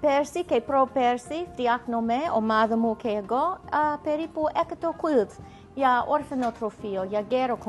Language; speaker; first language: Greek; non-native, learner; English